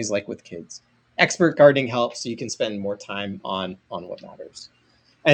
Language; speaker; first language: English; native; English